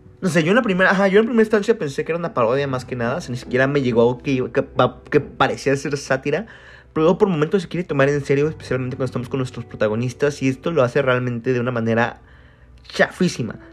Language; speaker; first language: Spanish; native; Spanish